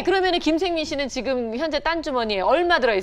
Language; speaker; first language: Korean; native; Korean